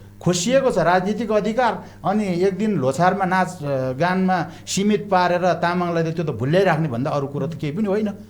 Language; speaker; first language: Nepali; non-native, local second language; Eastern Tamang